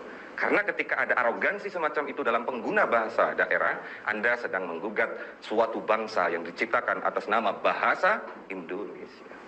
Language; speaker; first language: Indonesian; native; Indonesian